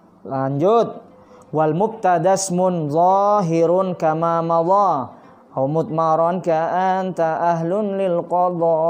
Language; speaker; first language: Arabic; non-native, fluent; Indonesian